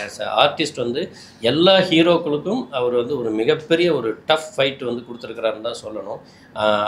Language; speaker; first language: Tamil; native; Tamil